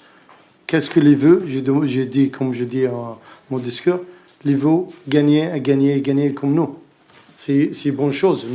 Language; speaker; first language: French; non-native, learner; Arabic